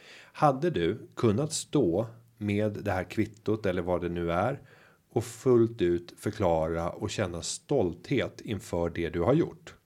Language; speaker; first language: Swedish; native; Swedish